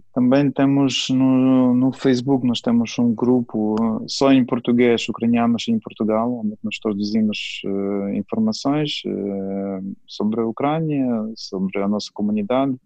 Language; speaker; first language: Portuguese; non-native, fluent; Ukrainian